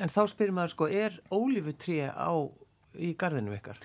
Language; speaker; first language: Icelandic; native; Icelandic